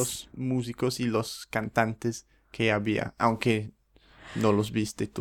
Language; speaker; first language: Spanish; non-native, fluent; English